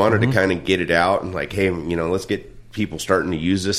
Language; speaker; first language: English; native; English